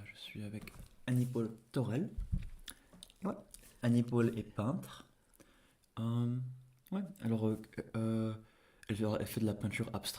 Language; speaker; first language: French; non-native, fluent; English